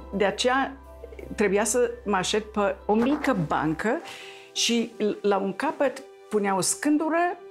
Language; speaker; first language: Romanian; native; Romanian